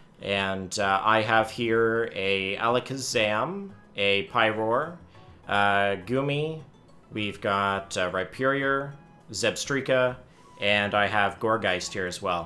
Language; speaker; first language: English; native; English